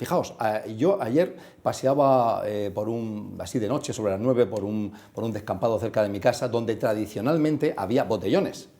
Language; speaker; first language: Spanish; native; Spanish